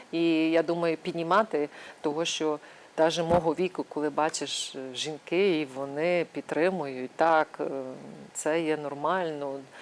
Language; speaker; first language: Ukrainian; native; Ukrainian